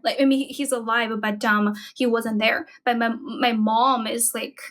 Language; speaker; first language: English; non-native, fluent; Chinese